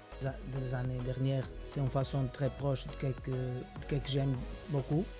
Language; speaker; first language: French; non-native, fluent; Portuguese